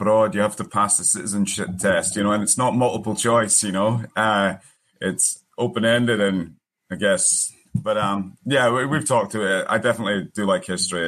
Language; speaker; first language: English; native; English